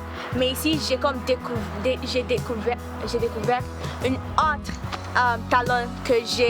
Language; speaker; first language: French; non-native, learner; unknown